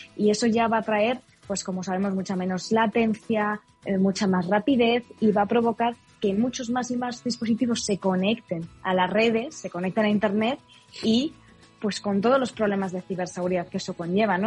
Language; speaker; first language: Spanish; native; Spanish